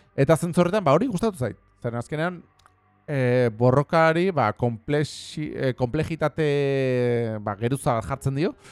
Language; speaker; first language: Basque; non-native, local second language; Spanish